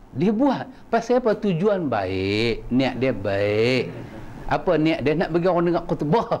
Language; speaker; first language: Malay; native; Malay